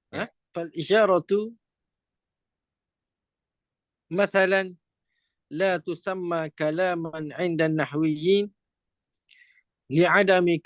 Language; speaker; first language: Arabic; non-native, fluent; Malay